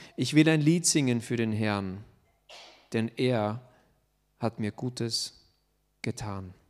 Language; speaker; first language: German; native; German